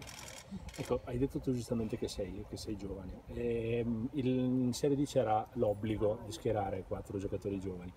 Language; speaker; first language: Italian; native; Italian